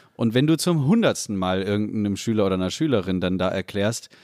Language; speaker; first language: German; native; German